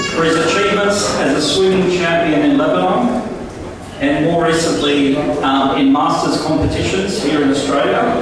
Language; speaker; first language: English; non-native, local second language; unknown